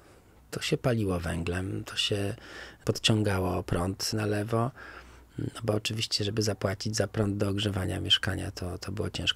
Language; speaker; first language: Polish; native; Polish